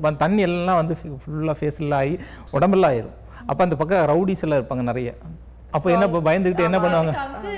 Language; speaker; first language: Tamil; native; Tamil